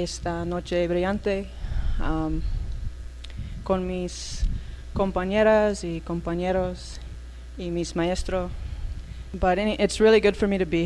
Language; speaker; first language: English; native; English